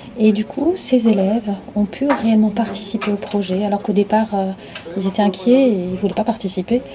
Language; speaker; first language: French; native; French